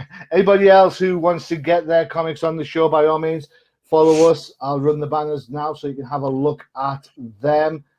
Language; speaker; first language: English; native; English